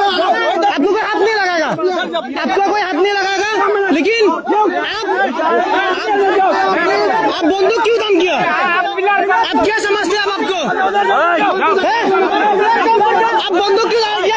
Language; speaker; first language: Hindi; non-native, learner; Bangla